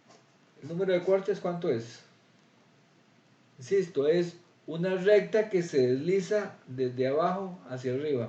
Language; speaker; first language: Spanish; native; Spanish